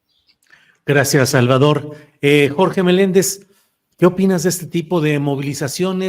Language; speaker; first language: Spanish; native; Spanish